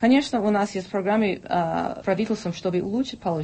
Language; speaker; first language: Russian; non-native, fluent; English